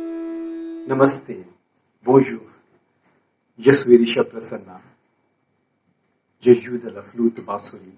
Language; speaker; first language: French; non-native, fluent; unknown